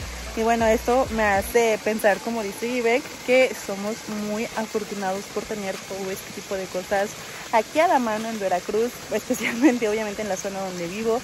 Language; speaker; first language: Spanish; native; Spanish